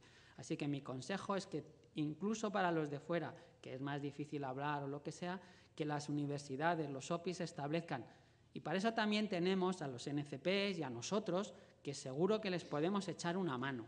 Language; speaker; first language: Spanish; native; Spanish